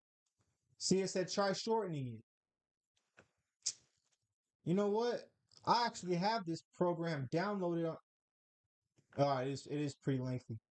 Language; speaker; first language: English; native; English